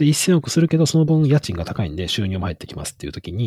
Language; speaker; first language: Japanese; native; Japanese